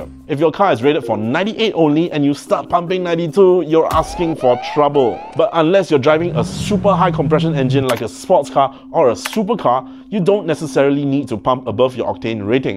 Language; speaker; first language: English; native; English